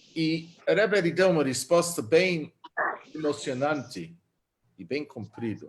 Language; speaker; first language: Portuguese; non-native, fluent; Hebrew